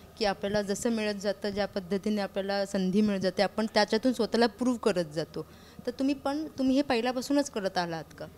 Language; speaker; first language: Marathi; native; Marathi